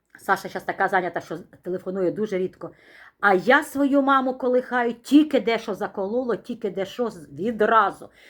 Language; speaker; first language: Ukrainian; native; Ukrainian